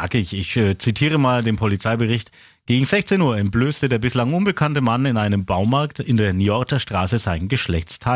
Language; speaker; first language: German; native; German